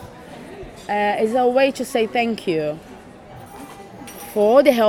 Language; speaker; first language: English; non-native, fluent; Portuguese